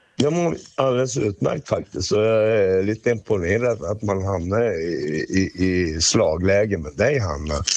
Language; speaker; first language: Swedish; native; Swedish